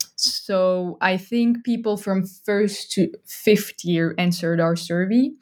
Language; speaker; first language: English; non-native, fluent; French